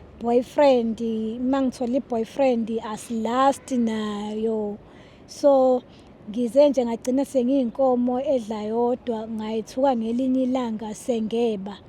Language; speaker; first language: Zulu; native; Zulu